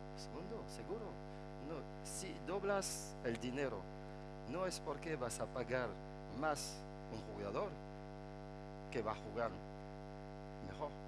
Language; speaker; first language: Spanish; non-native, fluent; French